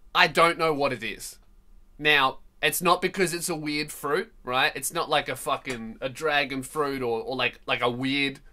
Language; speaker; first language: English; native; English